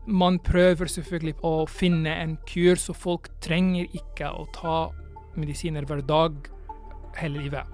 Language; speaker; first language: Norwegian; non-native, fluent; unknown